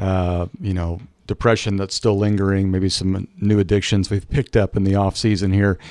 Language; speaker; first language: English; native; English